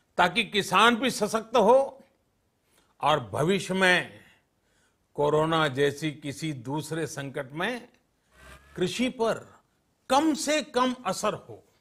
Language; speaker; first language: Hindi; non-native, local second language; Gujarati